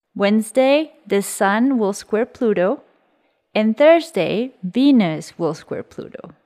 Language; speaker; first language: English; early bilingual, other home language; Spanish